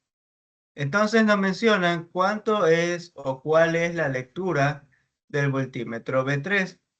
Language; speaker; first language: Spanish; native; Spanish